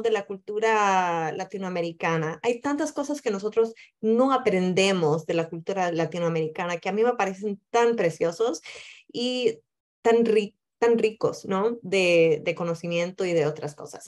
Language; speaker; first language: Spanish; early bilingual, heritage; Spanish